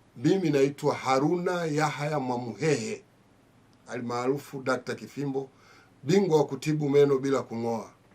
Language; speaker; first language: Swahili; native; Swahili